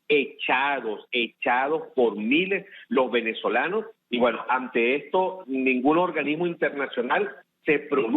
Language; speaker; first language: Spanish; native; Spanish